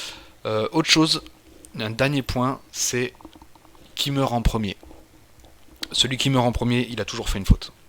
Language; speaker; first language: French; native; French